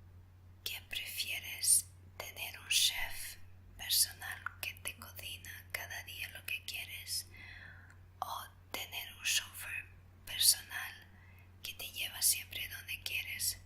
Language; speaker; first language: Spanish; non-native, fluent; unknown